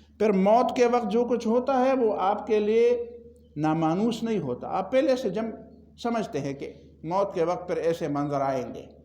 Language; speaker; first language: Urdu; non-native, local second language; Pashto